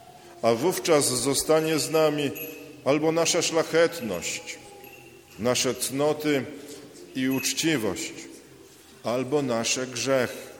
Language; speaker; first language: Polish; native; Polish